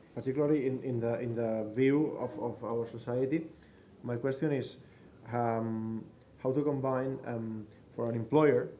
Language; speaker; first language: English; non-native, fluent; Catalan